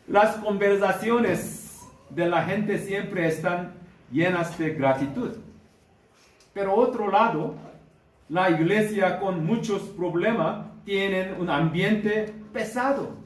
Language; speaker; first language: Spanish; non-native, learner; Korean